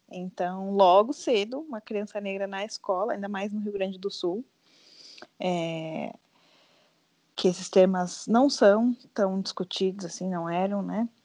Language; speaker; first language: Portuguese; native; Portuguese